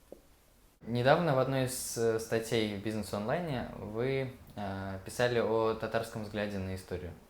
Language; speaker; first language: Russian; native; Russian